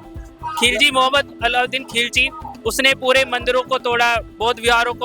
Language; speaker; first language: Hindi; native; Hindi